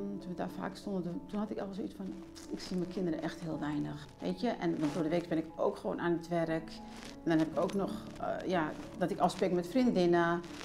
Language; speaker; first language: Dutch; early bilingual, other home language; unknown